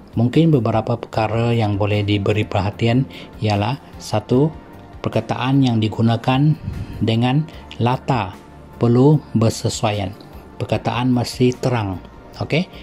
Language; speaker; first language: Malay; non-native, local second language; Chinese